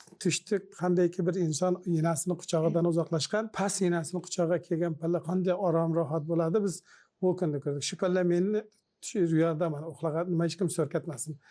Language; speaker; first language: Uzbek; early bilingual, heritage; Uzbek